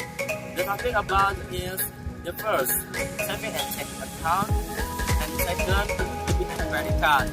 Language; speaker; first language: English; non-native, learner; Indonesian